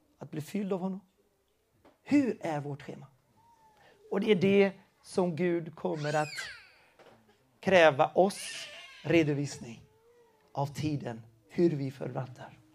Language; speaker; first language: Swedish; non-native, fluent; Spanish